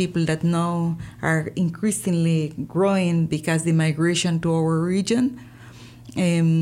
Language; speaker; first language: English; non-native, fluent; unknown